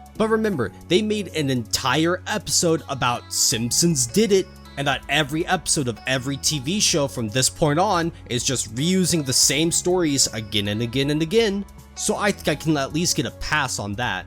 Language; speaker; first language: English; native; English